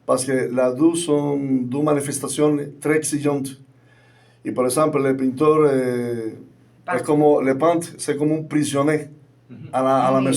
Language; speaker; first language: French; non-native, learner; Spanish